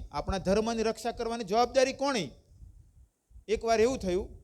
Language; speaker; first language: Gujarati; native; Gujarati